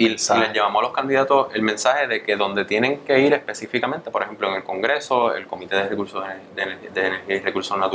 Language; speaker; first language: Spanish; native; Spanish